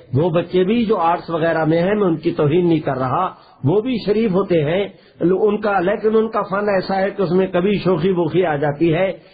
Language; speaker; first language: Urdu; non-native, local second language; Saraiki